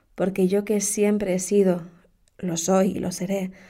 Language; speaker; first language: Spanish; native; Spanish